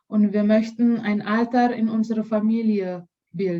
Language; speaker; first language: German; non-native, learner; Indonesian